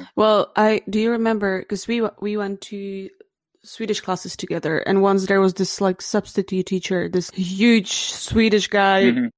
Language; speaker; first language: English; non-native, fluent; Czech